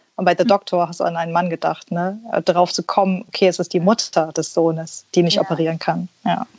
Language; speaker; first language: German; early bilingual, other home language; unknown